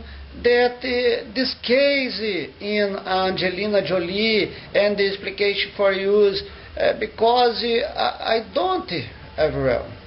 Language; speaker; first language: English; non-native, learner; Portuguese